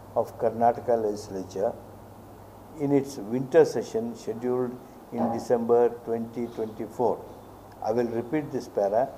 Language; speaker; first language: English; non-native, local second language; Kannada